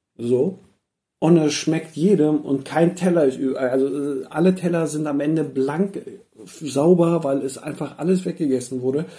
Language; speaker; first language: German; early bilingual, other home language; Persian